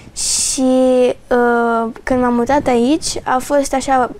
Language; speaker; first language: Romanian; early bilingual, other home language; English